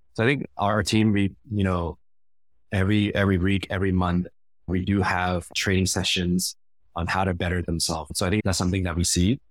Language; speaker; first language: English; non-native, fluent; Khmer